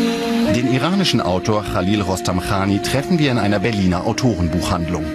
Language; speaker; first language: German; native; German